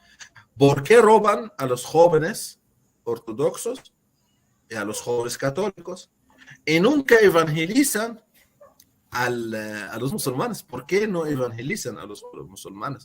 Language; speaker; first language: Spanish; non-native, fluent; Arabic